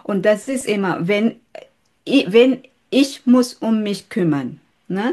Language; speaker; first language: German; non-native, fluent; Sinhala